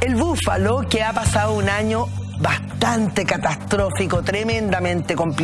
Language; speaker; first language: Spanish; native; Spanish